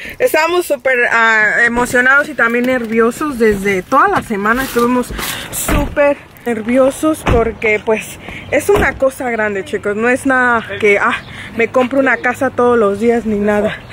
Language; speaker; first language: Spanish; early bilingual, heritage; Spanish